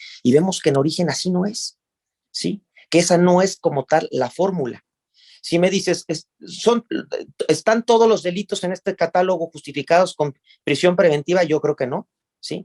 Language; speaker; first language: Spanish; native; Spanish